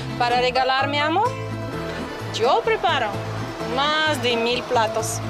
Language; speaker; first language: Spanish; non-native, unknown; Russian